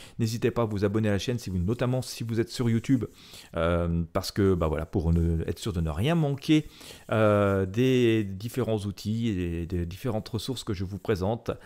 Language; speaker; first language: French; native; French